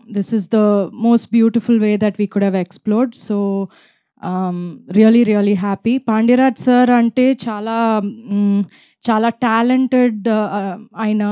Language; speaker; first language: Telugu; non-native, fluent; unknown